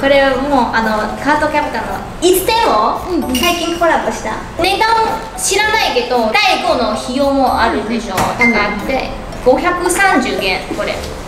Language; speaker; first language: Japanese; non-native, fluent; Chinese